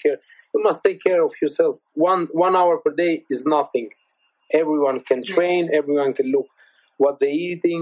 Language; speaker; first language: English; non-native, fluent; Albanian